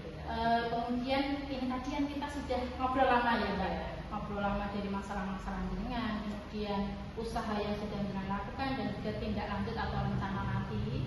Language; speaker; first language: Indonesian; non-native, local second language; Javanese